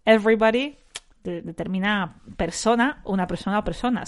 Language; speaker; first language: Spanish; native; Spanish